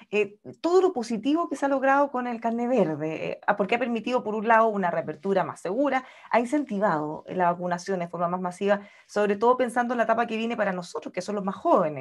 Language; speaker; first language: Spanish; native; Spanish